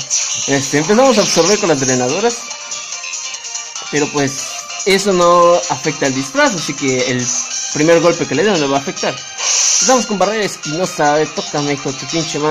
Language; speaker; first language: Spanish; native; Spanish